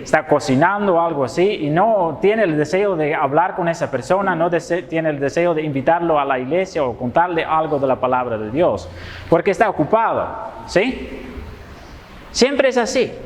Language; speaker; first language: Spanish; non-native, fluent; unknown